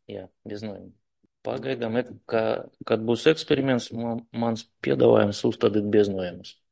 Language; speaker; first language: Latvian; non-native, local second language; Russian